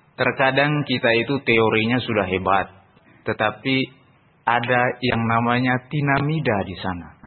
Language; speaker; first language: Indonesian; non-native, local second language; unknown